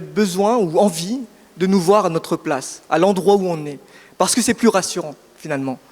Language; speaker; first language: French; native; French